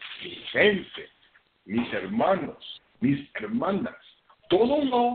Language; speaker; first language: Spanish; non-native, fluent; English